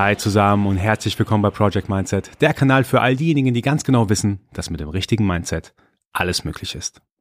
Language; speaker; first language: German; early bilingual, other home language; Persian